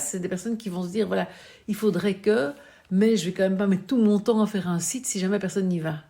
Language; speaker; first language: French; native; French